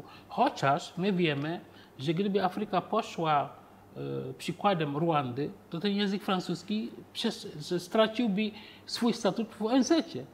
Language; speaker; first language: Polish; non-native, fluent; Wolof